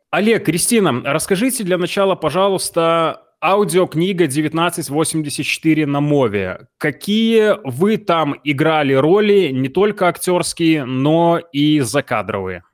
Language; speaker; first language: Russian; non-native, local second language; Belarusian